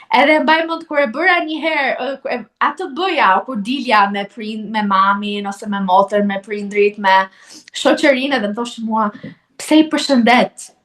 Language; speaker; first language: Albanian; native; Albanian